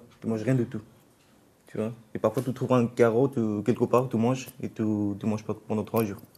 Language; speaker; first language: French; non-native, fluent; Bangla